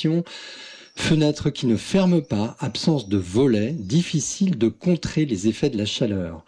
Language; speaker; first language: French; native; French